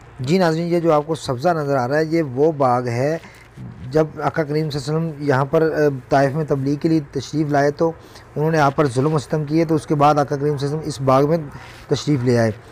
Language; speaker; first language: Urdu; non-native, local second language; Punjabi